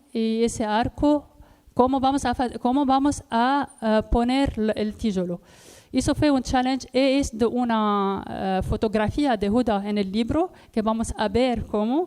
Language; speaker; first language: Spanish; non-native, learner; Arabic